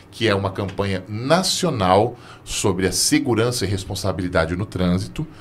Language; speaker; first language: Portuguese; native; Portuguese